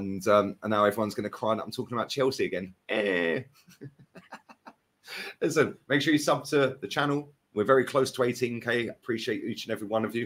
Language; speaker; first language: English; native; English